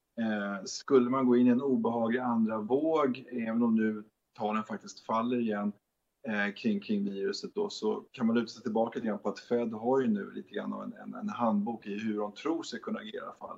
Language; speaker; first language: Swedish; native; Swedish